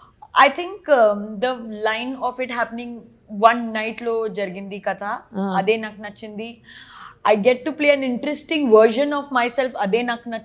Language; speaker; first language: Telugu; non-native, learner; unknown